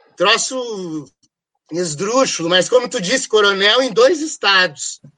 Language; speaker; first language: Portuguese; native; Portuguese